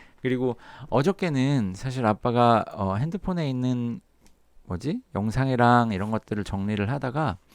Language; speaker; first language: Korean; native; Korean